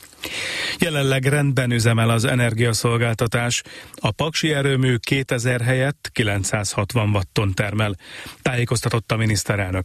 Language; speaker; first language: Hungarian; native; Hungarian